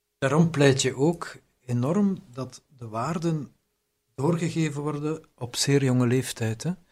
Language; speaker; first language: Dutch; native; Dutch